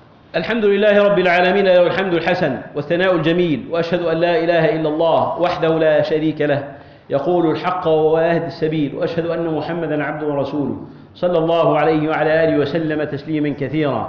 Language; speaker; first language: Arabic; native; Arabic